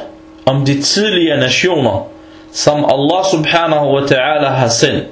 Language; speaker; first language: Danish; early bilingual, other home language; Arabic